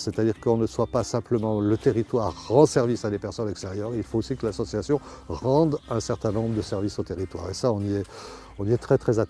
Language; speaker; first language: French; native; French